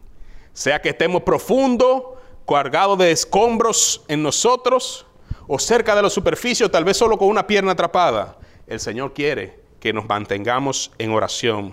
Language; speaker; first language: Spanish; native; Spanish